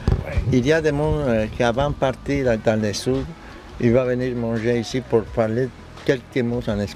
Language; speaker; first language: French; non-native, learner; Spanish